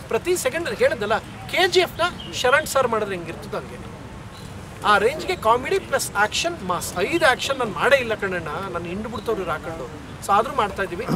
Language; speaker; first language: Kannada; native; Kannada